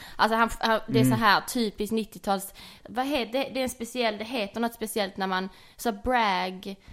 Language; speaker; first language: Swedish; native; Swedish